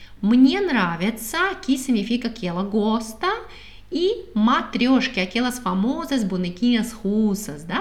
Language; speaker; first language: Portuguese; non-native, fluent; Russian